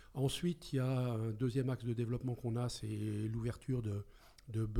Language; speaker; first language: French; native; French